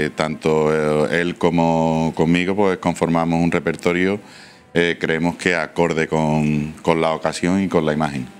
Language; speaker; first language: Spanish; native; Spanish